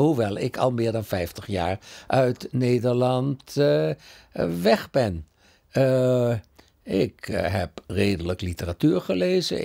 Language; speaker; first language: Dutch; early bilingual, other home language; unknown